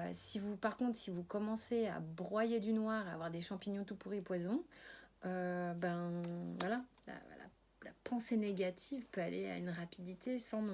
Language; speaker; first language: French; native; French